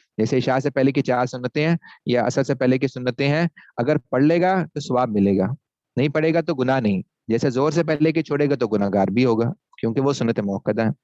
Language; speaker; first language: Urdu; non-native, local second language; Punjabi